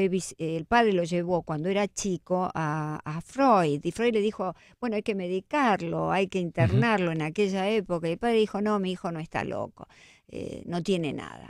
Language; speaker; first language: Spanish; native; Spanish